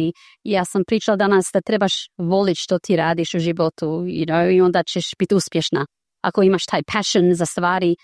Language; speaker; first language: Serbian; early bilingual, heritage; Croatian